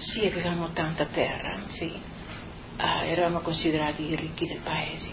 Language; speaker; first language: Italian; native; Italian